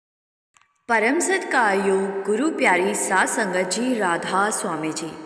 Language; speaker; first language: Hindi; native; Hindi